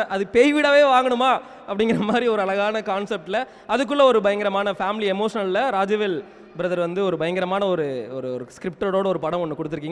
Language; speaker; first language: Tamil; native; Tamil